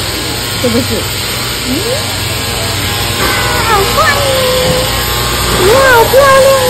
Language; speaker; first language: Chinese; non-native, fluent; Indonesian